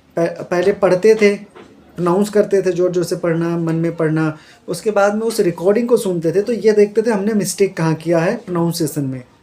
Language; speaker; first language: Hindi; native; Hindi